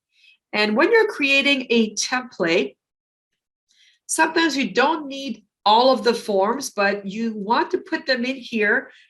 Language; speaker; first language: English; native; English